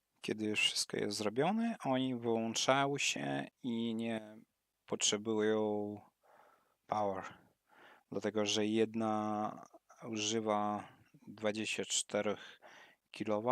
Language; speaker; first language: Polish; non-native, learner; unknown